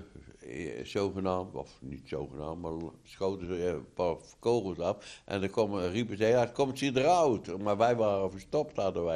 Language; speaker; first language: Dutch; native; Dutch